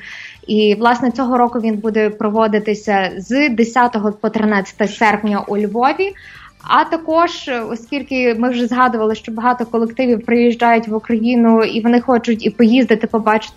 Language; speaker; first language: Ukrainian; native; Ukrainian